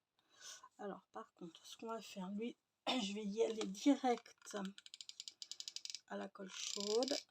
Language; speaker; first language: French; native; French